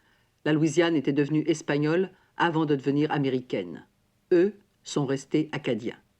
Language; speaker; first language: French; native; French